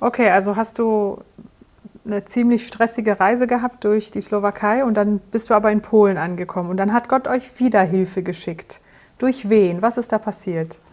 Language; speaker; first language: German; native; German